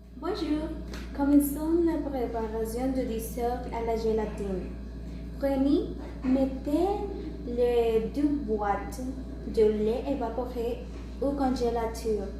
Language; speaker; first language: French; non-native, learner; Spanish